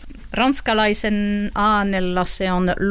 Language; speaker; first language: Finnish; non-native, learner; French